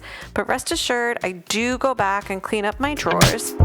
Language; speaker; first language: English; native; English